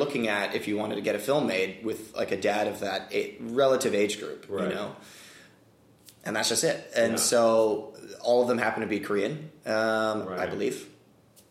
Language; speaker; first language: English; native; English